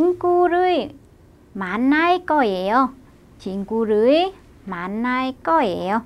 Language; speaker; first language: Korean; non-native, fluent; Vietnamese